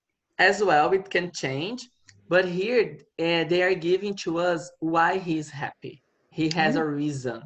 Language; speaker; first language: English; non-native, fluent; Portuguese